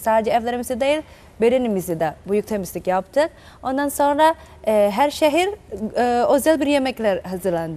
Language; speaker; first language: Turkish; non-native, fluent; Indonesian